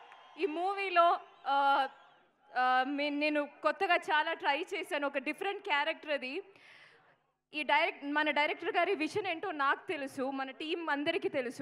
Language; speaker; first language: Telugu; non-native, local second language; Malayalam